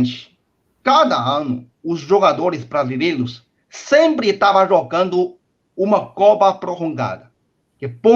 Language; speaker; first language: Portuguese; non-native, fluent; Chinese